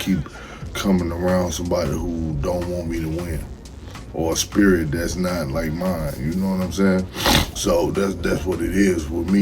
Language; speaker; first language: English; native; English